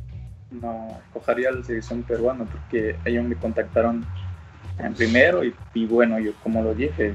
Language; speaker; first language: Spanish; early bilingual, other home language; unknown